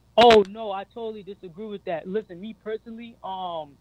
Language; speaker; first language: English; native; English